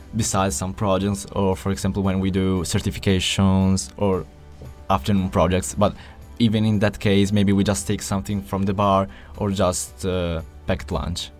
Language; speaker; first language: English; non-native, fluent; Italian